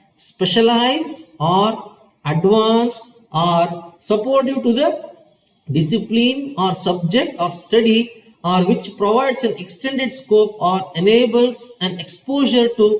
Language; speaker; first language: English; non-native, local second language; Kannada